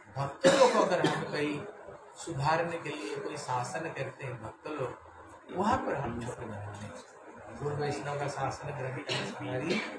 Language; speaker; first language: Hindi; non-native, local second language; Bangla